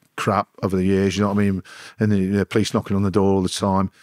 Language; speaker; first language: English; native; English